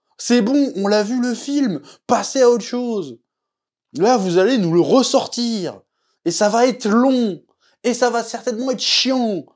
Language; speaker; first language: French; native; French